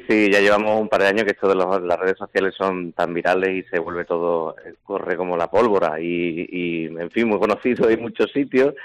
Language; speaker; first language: Spanish; native; Spanish